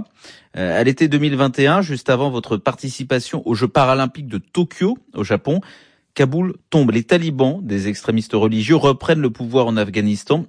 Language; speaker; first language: French; native; French